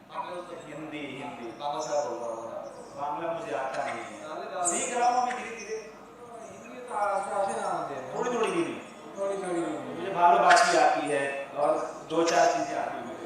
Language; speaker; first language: Hindi; non-native, learner; Bangla